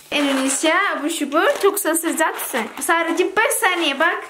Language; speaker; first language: Turkish; non-native, learner; Indonesian